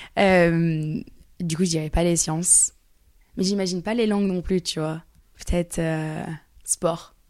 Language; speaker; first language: French; early bilingual, other home language; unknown